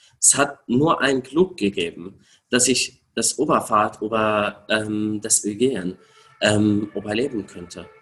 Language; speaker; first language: German; non-native, fluent; Arabic